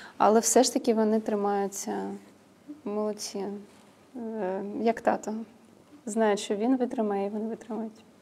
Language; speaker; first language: Ukrainian; non-native, local second language; Russian